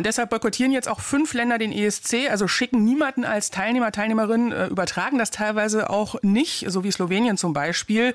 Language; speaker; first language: German; native; German